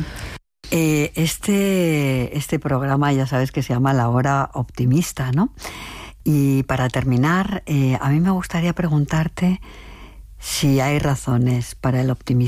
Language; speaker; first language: Spanish; native; Spanish